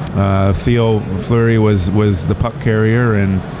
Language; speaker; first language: English; native; English